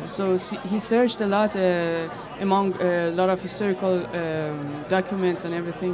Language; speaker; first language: English; non-native, fluent; Persian